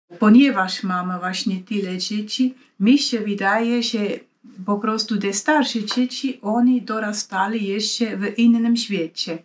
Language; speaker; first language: Polish; non-native, fluent; German